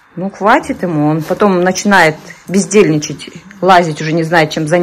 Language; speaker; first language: Russian; native; Russian